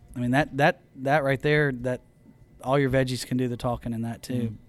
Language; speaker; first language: English; native; English